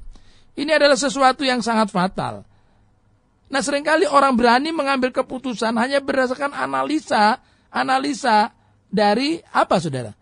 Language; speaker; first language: Indonesian; native; Indonesian